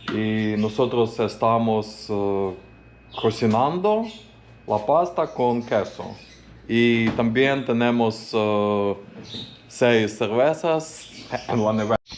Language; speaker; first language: Spanish; non-native, learner; Ukrainian